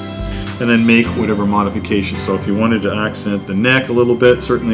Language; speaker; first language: English; native; English